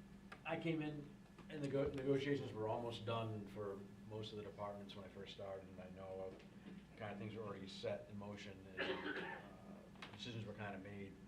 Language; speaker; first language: English; native; English